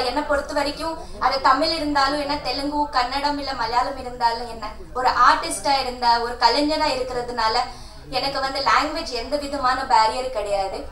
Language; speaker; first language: Tamil; non-native, local second language; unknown